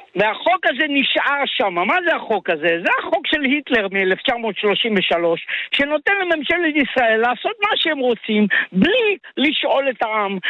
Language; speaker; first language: Hebrew; non-native, local second language; Arabic